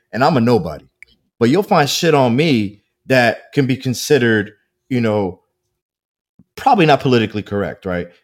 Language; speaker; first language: English; early bilingual, other home language; Spanish